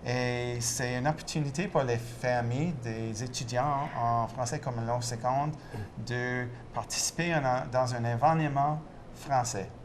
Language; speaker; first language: French; non-native, local second language; English